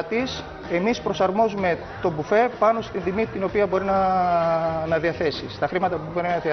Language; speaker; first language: Greek; native; Greek